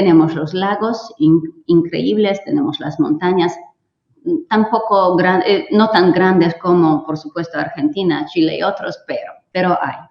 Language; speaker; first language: Spanish; non-native, fluent; Polish